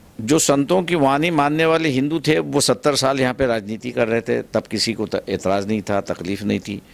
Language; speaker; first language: Hindi; non-native, local second language; Marathi